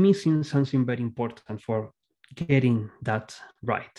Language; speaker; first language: English; non-native, fluent; Spanish